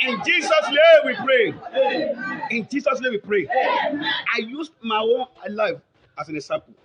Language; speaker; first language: English; non-native, local second language; Yoruba